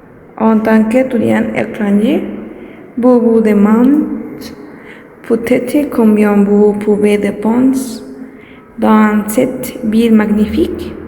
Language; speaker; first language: French; non-native, learner; Spanish